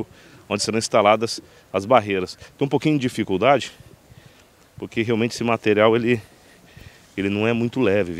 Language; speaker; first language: Portuguese; native; Portuguese